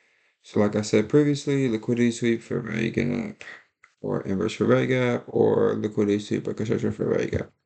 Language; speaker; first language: English; native; English